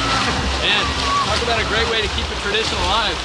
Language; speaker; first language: English; native; English